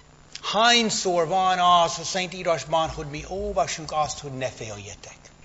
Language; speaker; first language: Hungarian; non-native, fluent; English